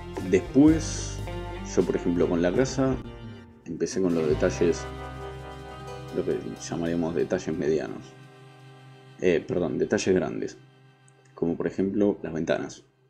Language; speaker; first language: Spanish; native; Spanish